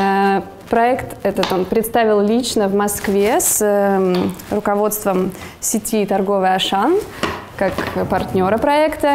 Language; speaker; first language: Russian; native; Russian